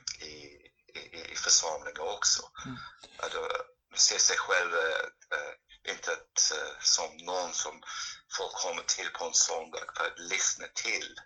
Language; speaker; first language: Swedish; non-native, fluent; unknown